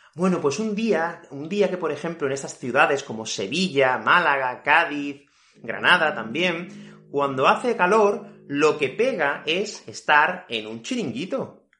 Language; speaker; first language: Spanish; native; Spanish